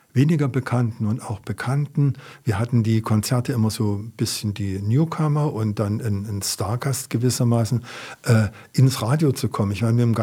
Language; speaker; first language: German; native; German